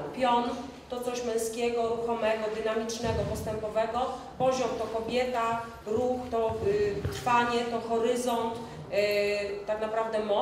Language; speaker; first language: Polish; native; Polish